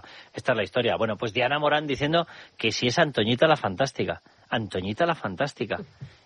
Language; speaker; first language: Spanish; native; Spanish